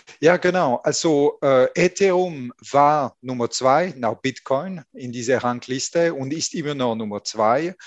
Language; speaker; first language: German; non-native, fluent; French